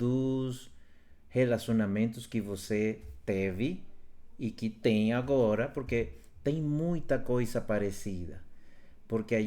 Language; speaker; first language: Portuguese; non-native, fluent; Spanish